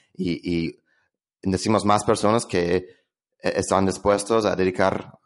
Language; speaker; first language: Spanish; non-native, fluent; English